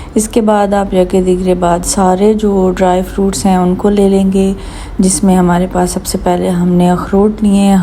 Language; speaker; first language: Urdu; non-native, local second language; Punjabi